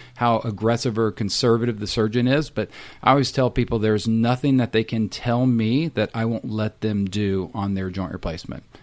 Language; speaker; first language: English; native; English